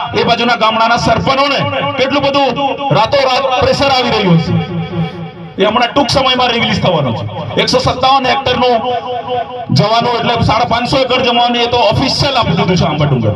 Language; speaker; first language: Gujarati; non-native, local second language; Rathawi